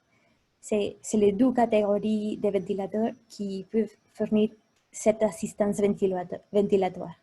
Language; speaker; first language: French; non-native, fluent; Spanish